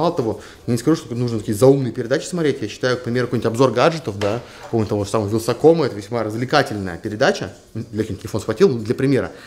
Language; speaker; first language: Russian; native; Russian